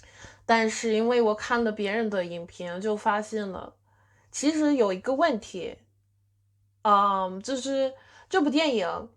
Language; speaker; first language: Chinese; non-native, fluent; English